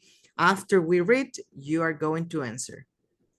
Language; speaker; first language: English; non-native, fluent; Spanish